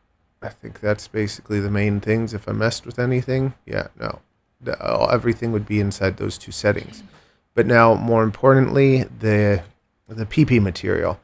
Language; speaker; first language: English; native; English